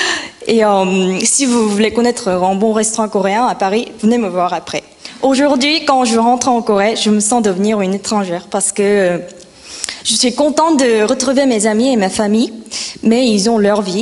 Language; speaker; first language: French; non-native, fluent; Korean